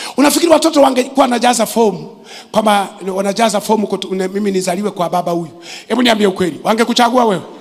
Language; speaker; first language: Swahili; native; Swahili